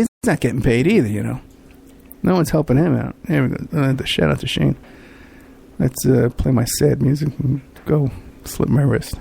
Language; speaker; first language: English; native; English